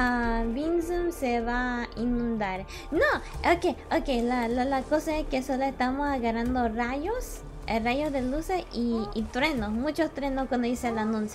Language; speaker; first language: Spanish; non-native, learner; English